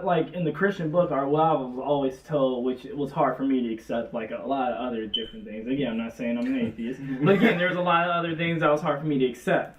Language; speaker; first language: English; native; English